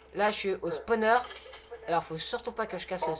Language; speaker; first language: French; native; French